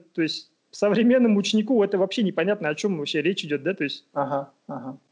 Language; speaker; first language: Russian; non-native, local second language; Kazakh